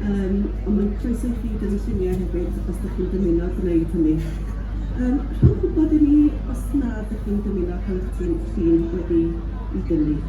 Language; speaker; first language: Welsh; native; Welsh